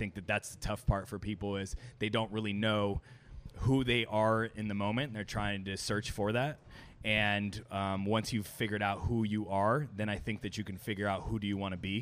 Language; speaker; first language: English; native; English